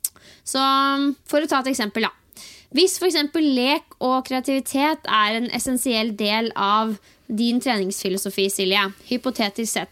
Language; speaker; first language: Norwegian; native; Norwegian